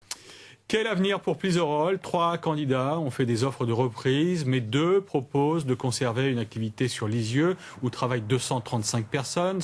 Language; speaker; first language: French; native; French